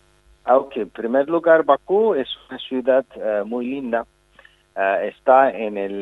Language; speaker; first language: Spanish; non-native, fluent; Azerbaijani